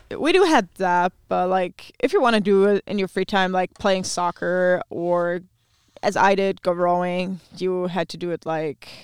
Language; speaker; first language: English; non-native, fluent; German